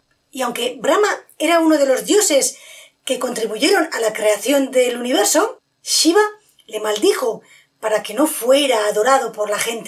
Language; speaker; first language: Spanish; native; Spanish